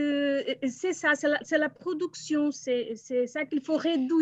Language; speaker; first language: French; non-native, fluent; Portuguese